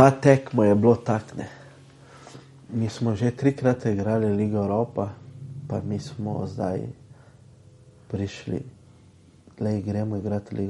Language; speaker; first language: Slovenian; non-native, fluent; Portuguese